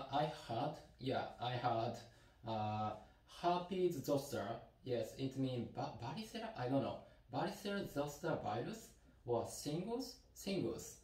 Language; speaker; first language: English; non-native, learner; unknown